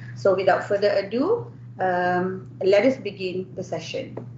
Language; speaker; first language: English; non-native, local second language; Malay